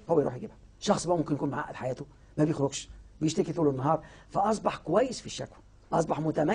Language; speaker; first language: Arabic; native; Arabic